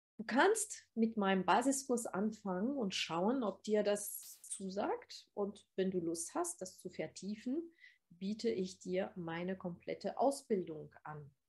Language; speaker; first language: German; non-native, fluent; French